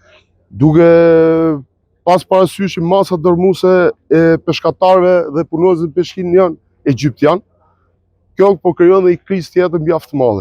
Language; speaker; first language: Albanian; native; Albanian